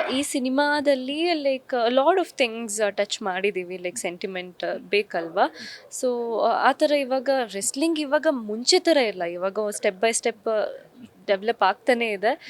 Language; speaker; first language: Kannada; non-native, local second language; Kodava